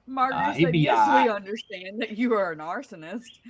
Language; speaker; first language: English; native; English